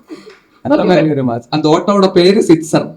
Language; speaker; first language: Tamil; non-native, local second language; Malayalam